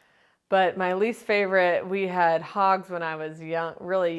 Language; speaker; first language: English; native; English